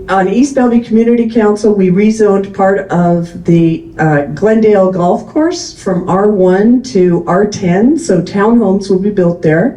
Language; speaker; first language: English; native; English